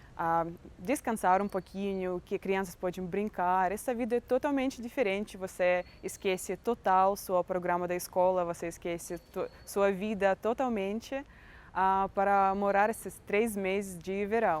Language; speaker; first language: Portuguese; non-native, fluent; Russian